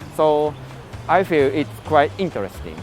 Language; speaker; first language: English; non-native, learner; Japanese